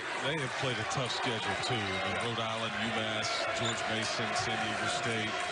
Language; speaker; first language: English; native; English